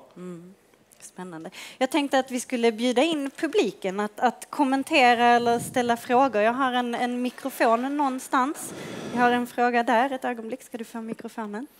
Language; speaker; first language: Swedish; native; Swedish